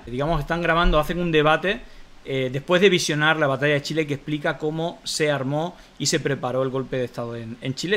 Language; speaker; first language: Spanish; native; Spanish